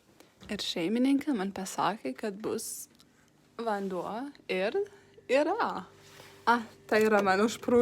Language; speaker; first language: Lithuanian; non-native, fluent; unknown